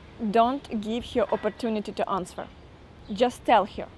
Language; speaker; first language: English; non-native, fluent; Russian